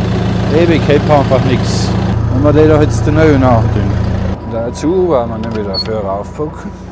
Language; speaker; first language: German; native; German